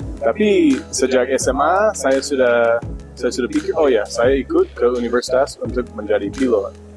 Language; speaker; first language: Indonesian; non-native, fluent; English